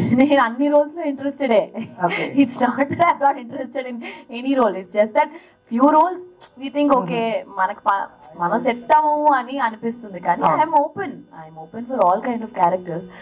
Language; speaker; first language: Telugu; early bilingual, heritage; Telugu